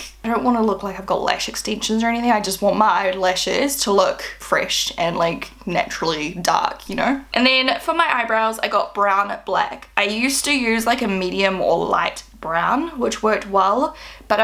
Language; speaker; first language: English; native; English